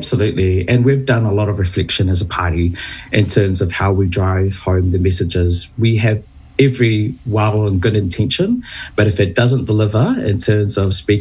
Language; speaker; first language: English; native; English